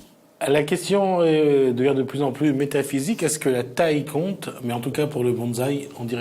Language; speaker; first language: French; native; French